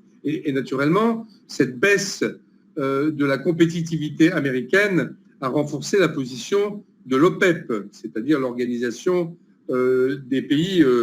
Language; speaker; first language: French; native; French